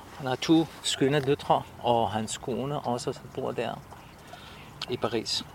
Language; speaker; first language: Danish; non-native, fluent; Arabic